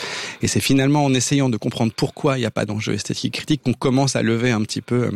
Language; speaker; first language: French; native; French